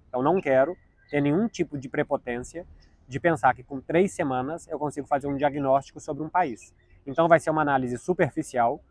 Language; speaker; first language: Portuguese; native; Portuguese